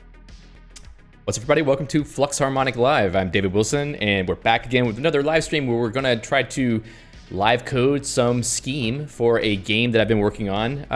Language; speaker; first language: English; native; English